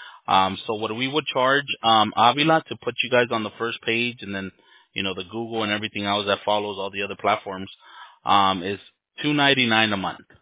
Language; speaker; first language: English; early bilingual, other home language; Spanish